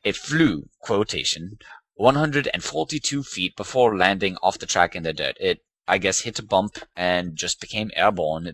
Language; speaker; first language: English; native; English